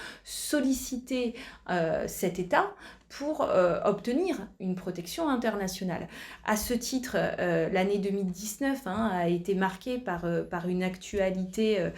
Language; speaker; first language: French; native; French